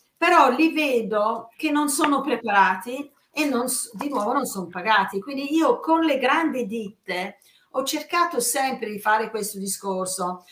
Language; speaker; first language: Italian; non-native, fluent; English